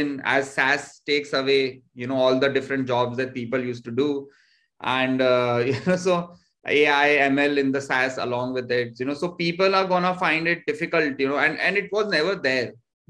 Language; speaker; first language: English; non-native, local second language; Hindi